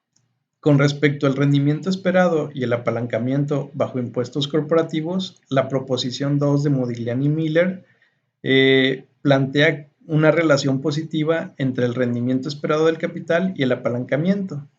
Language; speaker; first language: Spanish; native; Spanish